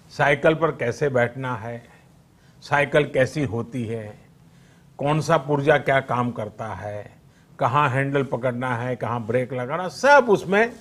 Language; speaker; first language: Hindi; native; Hindi